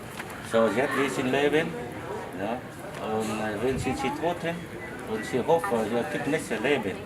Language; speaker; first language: German; non-native, learner; Vietnamese